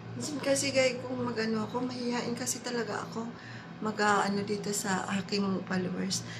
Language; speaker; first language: Filipino; non-native, local second language; Hiligaynon